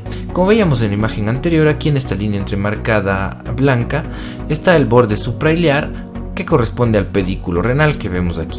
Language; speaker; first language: Spanish; native; Spanish